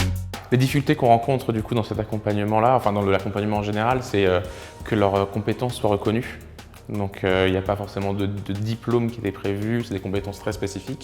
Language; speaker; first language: French; native; French